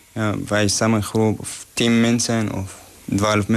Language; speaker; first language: Dutch; non-native, learner; Arabic